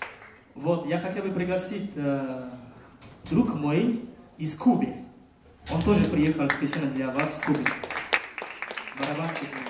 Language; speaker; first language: Russian; non-native, fluent; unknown